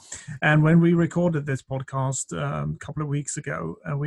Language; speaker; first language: English; non-native, fluent; Swedish